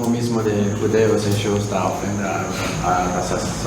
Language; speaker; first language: Spanish; non-native, learner; Korean